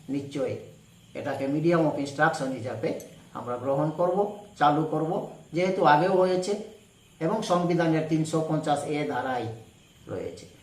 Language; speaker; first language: Bangla; non-native, local second language; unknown